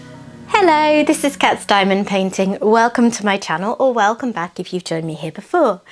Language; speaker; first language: English; native; English